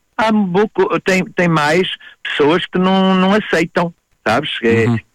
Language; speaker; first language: Portuguese; native; Portuguese